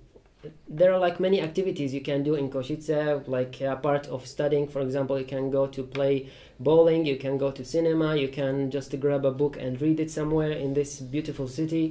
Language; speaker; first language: English; non-native, fluent; Persian